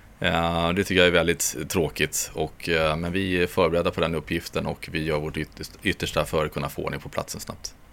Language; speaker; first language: Swedish; native; Swedish